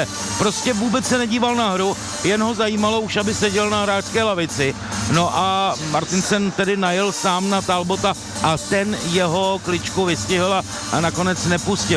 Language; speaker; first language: Czech; native; Czech